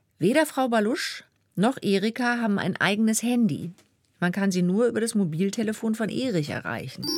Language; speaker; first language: German; native; German